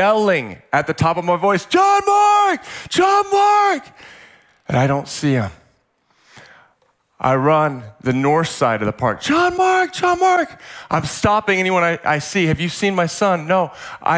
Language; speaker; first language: English; native; English